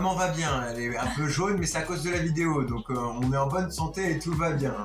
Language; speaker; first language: French; native; French